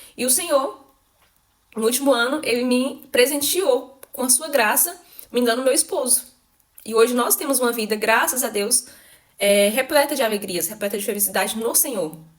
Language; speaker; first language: Portuguese; native; Portuguese